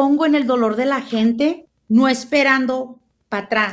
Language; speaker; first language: Spanish; early bilingual, heritage; Spanish